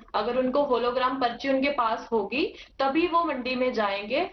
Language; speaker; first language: Hindi; native; Hindi